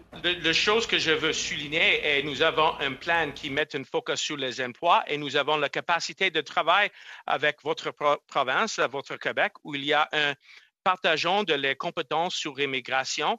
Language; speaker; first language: French; non-native, learner; English